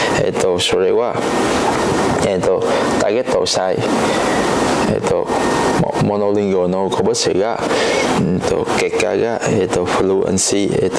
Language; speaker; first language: Japanese; non-native, learner; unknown